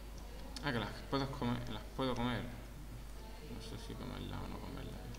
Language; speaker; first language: Spanish; native; Spanish